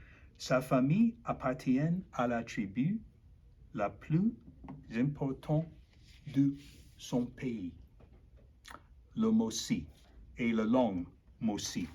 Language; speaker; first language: French; non-native, learner; English